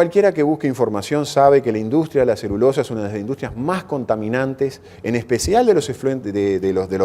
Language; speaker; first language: Spanish; native; Spanish